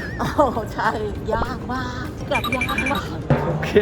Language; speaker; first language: Thai; non-native, fluent; Korean